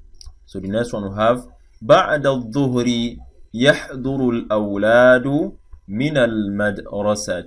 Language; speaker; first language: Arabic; non-native, fluent; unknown